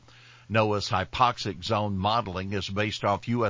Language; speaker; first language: English; native; English